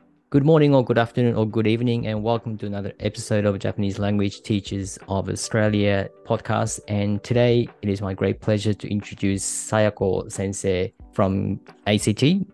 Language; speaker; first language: English; non-native, fluent; Japanese